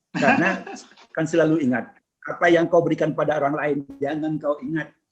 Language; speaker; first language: Indonesian; non-native, local second language; Madurese